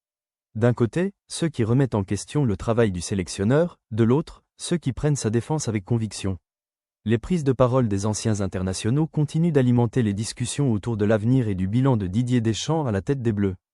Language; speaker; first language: French; native; French